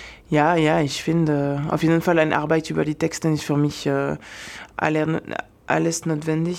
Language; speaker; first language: German; non-native, fluent; French